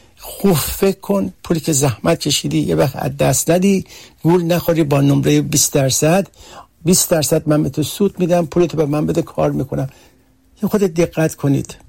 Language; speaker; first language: Persian; early bilingual, heritage; Persian